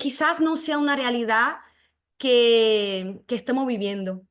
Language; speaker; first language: Spanish; non-native, fluent; Portuguese